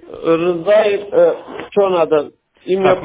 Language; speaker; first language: Russian; non-native, learner; Azerbaijani